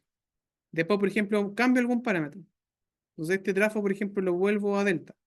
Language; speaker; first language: Spanish; native; Spanish